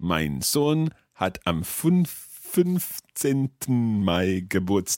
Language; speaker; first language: German; non-native, learner; English